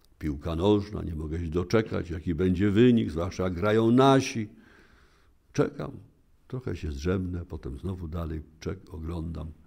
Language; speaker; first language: Polish; native; Polish